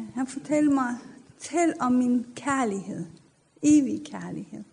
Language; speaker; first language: Danish; non-native, fluent; Persian